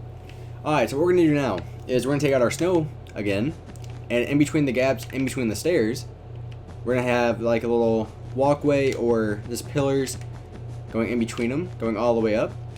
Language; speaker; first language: English; native; English